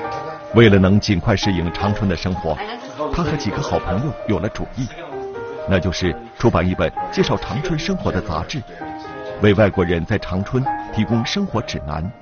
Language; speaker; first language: Chinese; native; Chinese